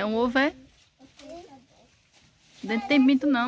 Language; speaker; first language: Portuguese; native; Portuguese